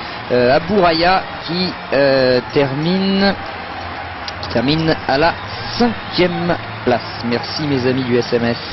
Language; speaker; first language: French; native; French